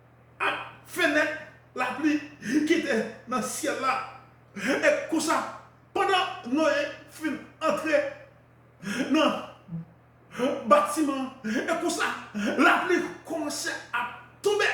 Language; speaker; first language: French; non-native, local second language; Haitian Creole